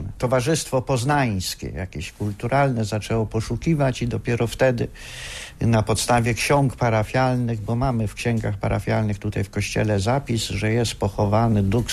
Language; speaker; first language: Polish; native; Polish